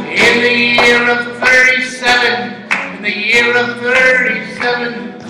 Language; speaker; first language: English; native; English